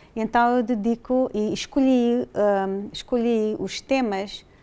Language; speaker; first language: Portuguese; early bilingual, heritage; English